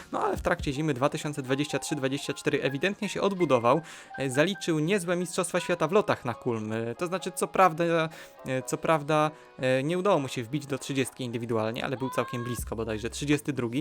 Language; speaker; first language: Polish; native; Polish